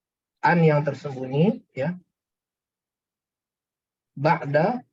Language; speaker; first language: Indonesian; native; Indonesian